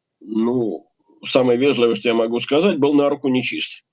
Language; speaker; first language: Russian; native; Russian